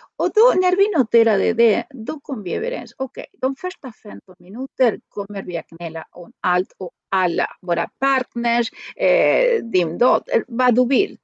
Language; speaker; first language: Swedish; non-native, fluent; Spanish